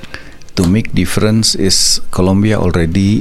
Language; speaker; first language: English; non-native, learner; Indonesian